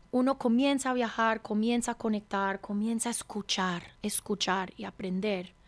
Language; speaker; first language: Spanish; early bilingual, heritage; Spanish